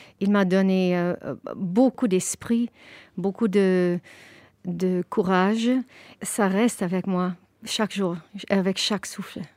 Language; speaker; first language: French; non-native, fluent; English